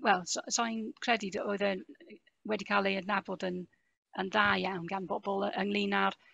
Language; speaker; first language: Welsh; non-native, fluent; English